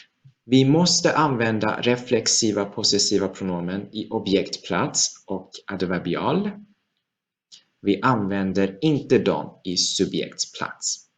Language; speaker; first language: Swedish; non-native, fluent; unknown